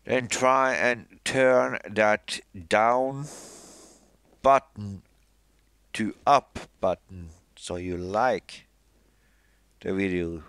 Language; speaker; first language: English; non-native, fluent; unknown